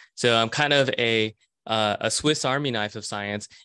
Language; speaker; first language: English; native; English